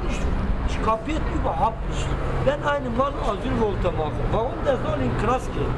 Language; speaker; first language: German; non-native, learner; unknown